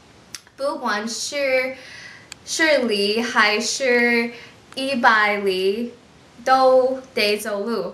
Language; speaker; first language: Chinese; non-native, learner; English